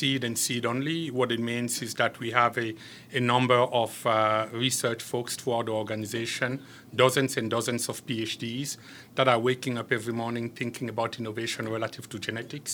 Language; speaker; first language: English; non-native, local second language; French